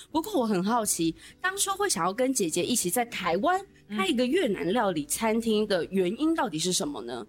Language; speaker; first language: Chinese; native; Chinese